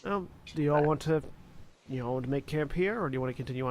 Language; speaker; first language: English; native; English